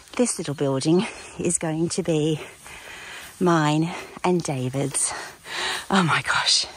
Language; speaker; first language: English; native; English